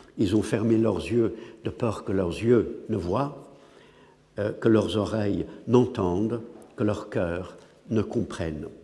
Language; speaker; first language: French; non-native, fluent; English